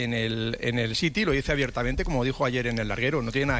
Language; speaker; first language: Spanish; native; Spanish